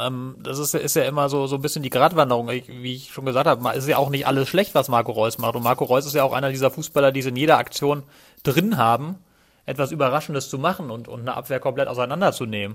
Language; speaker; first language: German; native; German